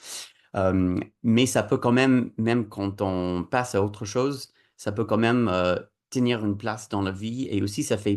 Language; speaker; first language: French; non-native, fluent; English